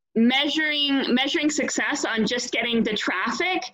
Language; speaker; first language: English; native; English